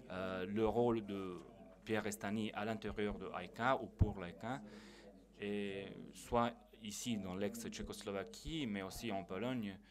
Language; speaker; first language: French; non-native, fluent; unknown